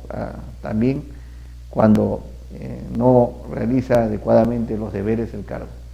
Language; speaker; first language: Spanish; native; Spanish